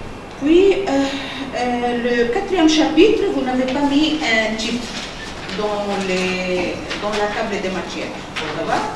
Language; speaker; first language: French; non-native, fluent; Arabic